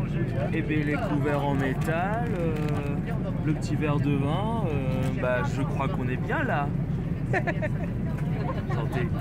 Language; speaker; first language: French; native; French